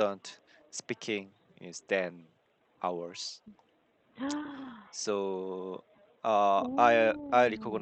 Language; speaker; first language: English; non-native, learner; Korean